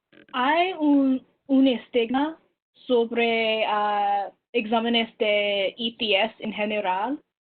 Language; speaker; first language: Spanish; non-native, learner; English